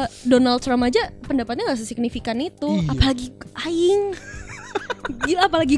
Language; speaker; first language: Indonesian; native; Indonesian